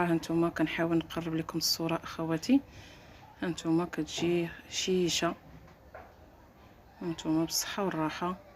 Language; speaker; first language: Arabic; native; Arabic